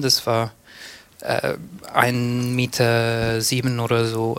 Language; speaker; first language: German; non-native, learner; English